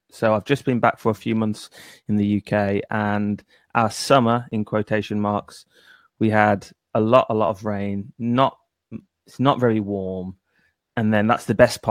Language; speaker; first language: English; native; English